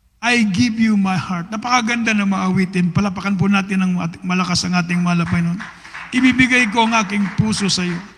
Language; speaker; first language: Filipino; native; Filipino